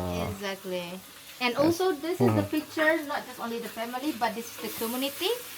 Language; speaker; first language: English; non-native, fluent; Indonesian